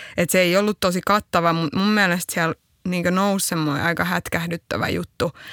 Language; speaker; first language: Finnish; early bilingual, other home language; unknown